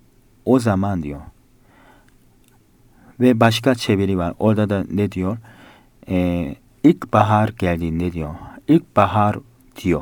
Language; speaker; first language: Turkish; non-native, fluent; Korean